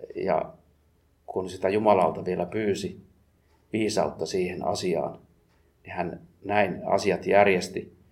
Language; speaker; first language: Finnish; native; Finnish